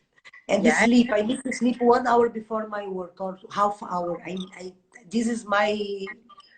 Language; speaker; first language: English; non-native, learner; Portuguese